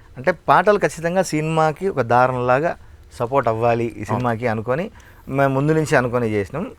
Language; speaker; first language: Telugu; native; Telugu